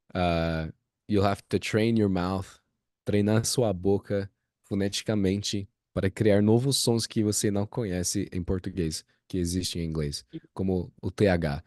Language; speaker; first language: Portuguese; non-native, fluent; English